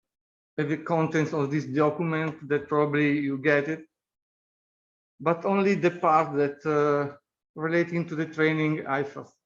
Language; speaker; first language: English; non-native, fluent; Italian